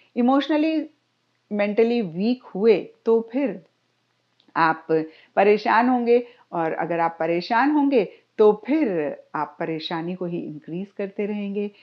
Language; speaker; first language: Hindi; native; Hindi